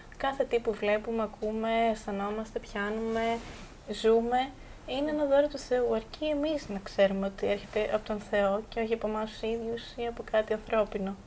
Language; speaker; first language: Greek; native; Greek